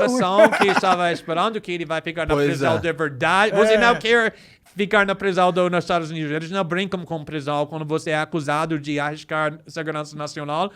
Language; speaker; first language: Portuguese; non-native, fluent; English